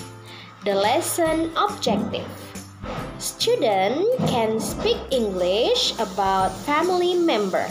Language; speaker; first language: English; non-native, learner; Indonesian